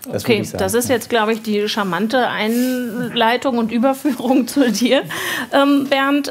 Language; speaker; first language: German; native; German